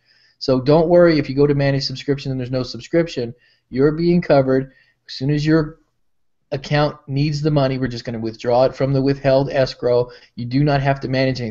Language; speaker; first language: English; native; English